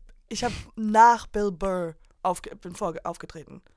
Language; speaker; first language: German; early bilingual, heritage; German